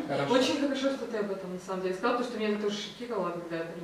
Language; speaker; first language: Russian; native; Russian